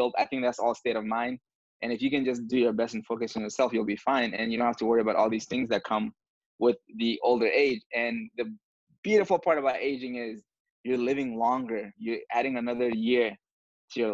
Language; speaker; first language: English; non-native, fluent; Bambara